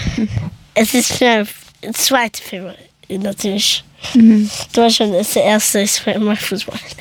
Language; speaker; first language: German; early bilingual, other home language; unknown